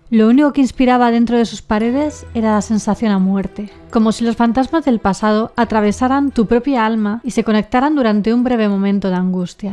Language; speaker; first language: Spanish; native; Spanish